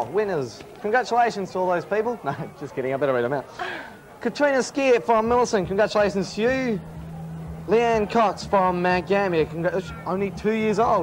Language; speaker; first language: English; native; English